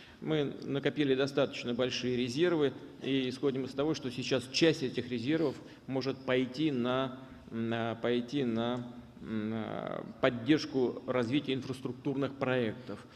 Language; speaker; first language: Russian; native; Russian